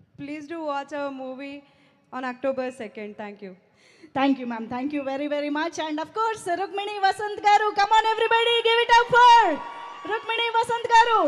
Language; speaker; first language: Telugu; native; Telugu